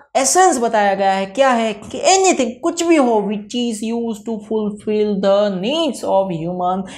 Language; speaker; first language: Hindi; non-native, local second language; Gujarati